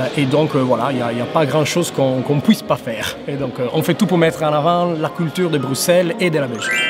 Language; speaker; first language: French; non-native, fluent; Italian